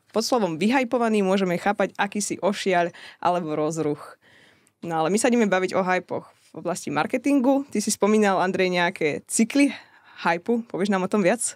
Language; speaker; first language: Slovak; native; Slovak